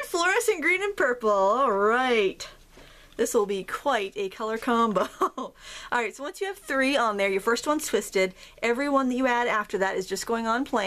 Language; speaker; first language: English; native; English